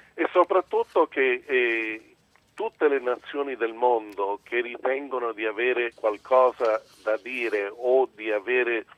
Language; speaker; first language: Italian; early bilingual, other home language; English